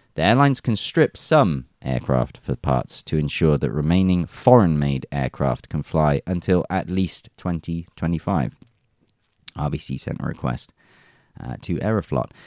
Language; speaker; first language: English; native; English